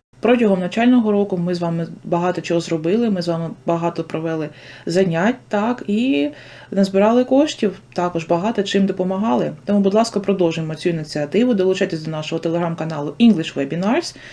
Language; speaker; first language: Ukrainian; native; Ukrainian